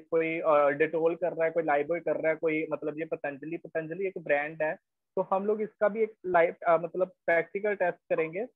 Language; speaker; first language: Hindi; native; Hindi